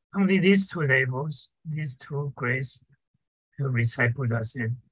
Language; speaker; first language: English; non-native, fluent; Chinese